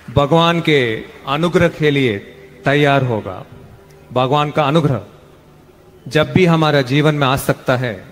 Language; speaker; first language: Hindi; non-native, local second language; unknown